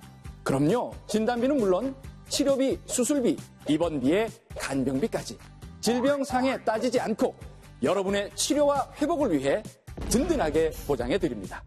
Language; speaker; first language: Korean; native; Korean